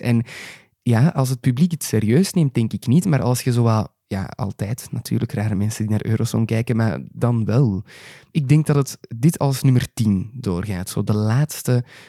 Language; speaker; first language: Dutch; native; Dutch